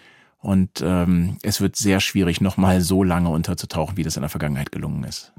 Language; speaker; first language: German; native; German